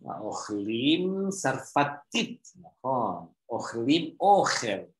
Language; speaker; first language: Hebrew; non-native, fluent; Indonesian